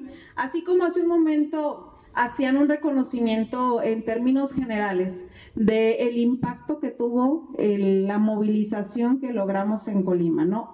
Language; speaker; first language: Spanish; native; Spanish